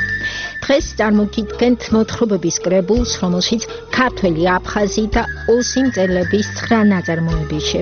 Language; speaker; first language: Georgian; native; Georgian